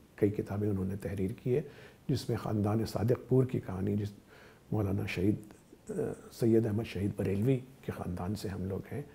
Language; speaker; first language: Urdu; native; Urdu